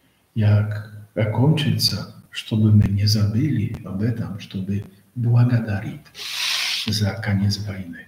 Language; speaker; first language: Russian; non-native, fluent; Polish